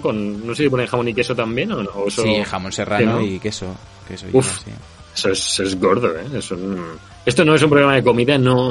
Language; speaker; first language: Spanish; native; Spanish